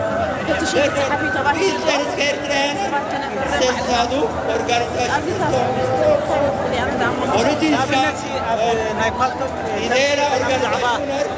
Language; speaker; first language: Swedish; non-native, learner; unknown